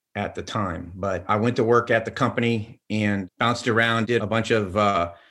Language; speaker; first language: English; native; English